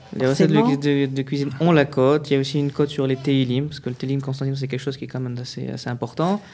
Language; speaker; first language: French; native; French